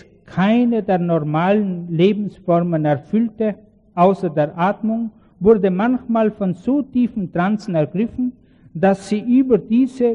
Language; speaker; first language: German; native; German